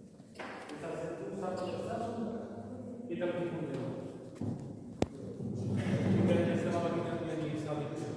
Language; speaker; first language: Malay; non-native, fluent; Arabic